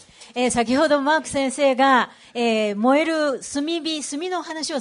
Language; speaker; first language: Japanese; native; Japanese